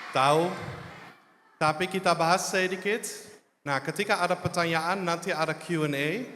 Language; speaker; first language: Indonesian; non-native, fluent; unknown